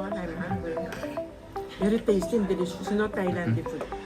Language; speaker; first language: English; non-native, local second language; Filipino